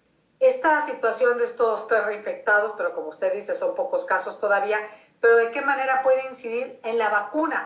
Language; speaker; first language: Spanish; native; Spanish